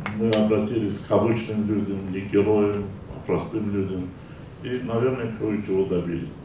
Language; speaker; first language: Russian; non-native, local second language; Azerbaijani